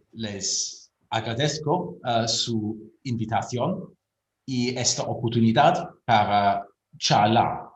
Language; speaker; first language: Spanish; non-native, fluent; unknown